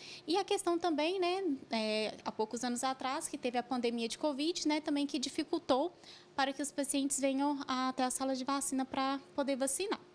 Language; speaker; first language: Portuguese; native; Portuguese